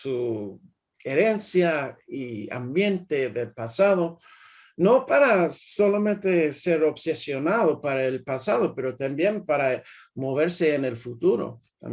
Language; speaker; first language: Spanish; early bilingual, heritage; English